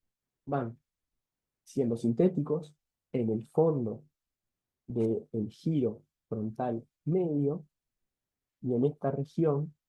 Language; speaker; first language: Spanish; native; Spanish